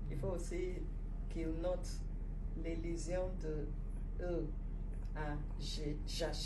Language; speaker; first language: French; non-native, fluent; Igbo